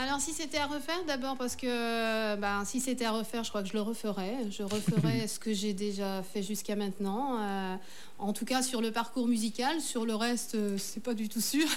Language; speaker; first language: French; native; French